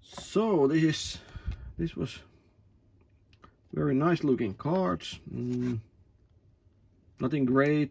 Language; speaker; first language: English; non-native, learner; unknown